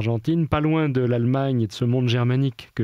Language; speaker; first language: French; native; French